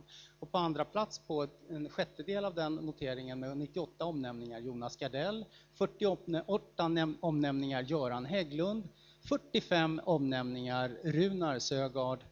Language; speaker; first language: Swedish; native; Swedish